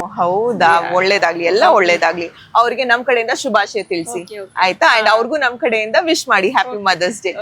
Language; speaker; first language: Kannada; native; Kannada